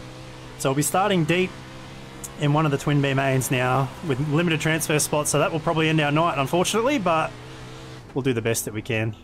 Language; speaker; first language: English; native; English